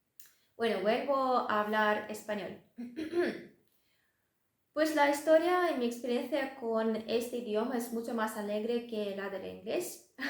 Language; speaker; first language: Spanish; non-native, fluent; Russian